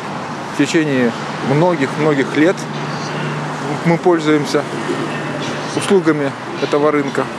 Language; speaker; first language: Russian; native; Russian